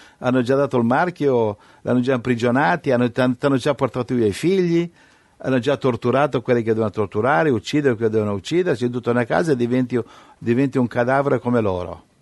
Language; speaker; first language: Italian; native; Italian